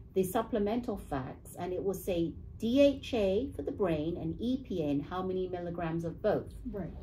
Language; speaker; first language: English; native; English